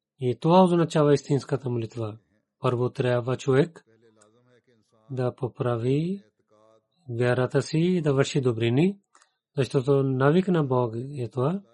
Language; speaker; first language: Bulgarian; non-native, learner; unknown